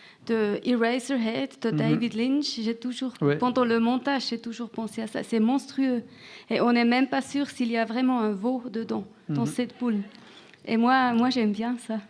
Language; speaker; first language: French; non-native, fluent; Swiss German